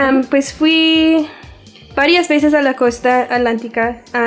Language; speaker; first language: Spanish; non-native, fluent; English